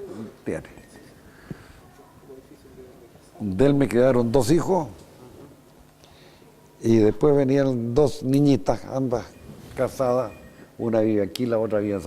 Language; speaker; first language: Spanish; native; Spanish